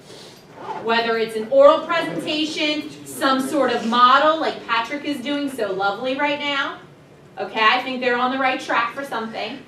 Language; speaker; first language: English; native; English